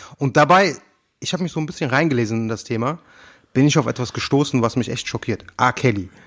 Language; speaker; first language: German; native; German